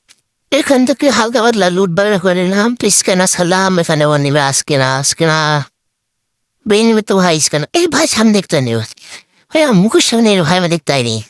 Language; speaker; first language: Bangla; native; Bangla